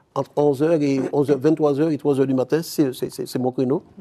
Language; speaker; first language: French; native; French